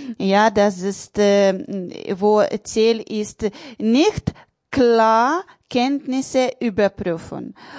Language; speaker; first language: German; non-native, learner; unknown